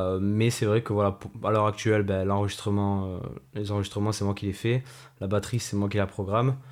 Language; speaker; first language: French; native; French